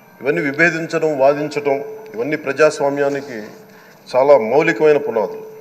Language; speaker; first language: Telugu; native; Telugu